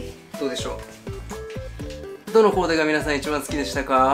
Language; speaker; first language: Japanese; native; Japanese